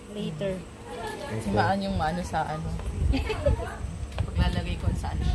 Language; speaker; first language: English; non-native, local second language; Bikol